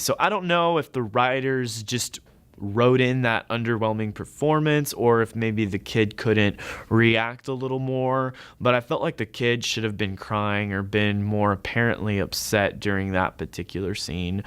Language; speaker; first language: English; native; English